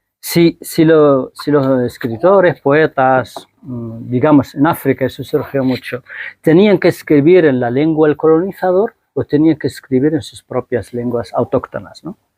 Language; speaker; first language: Spanish; non-native, fluent; Arabic